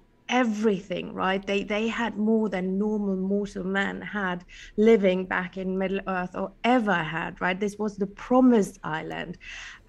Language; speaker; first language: English; non-native, fluent; German